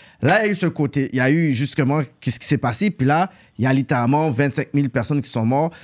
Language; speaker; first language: French; native; French